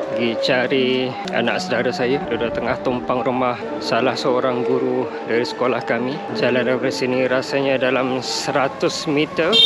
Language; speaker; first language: Malay; non-native, fluent; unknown